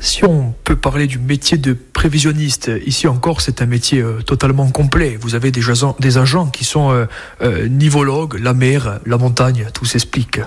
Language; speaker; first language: French; native; French